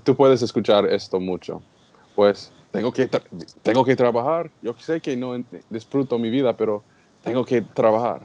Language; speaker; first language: Spanish; non-native, learner; English